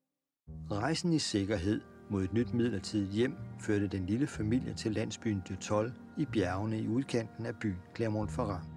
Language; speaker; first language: Danish; native; Danish